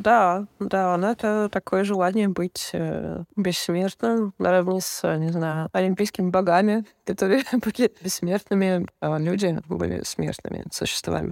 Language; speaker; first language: Russian; native; Russian